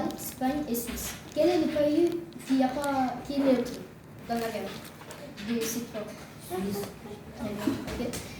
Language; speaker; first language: French; non-native, learner; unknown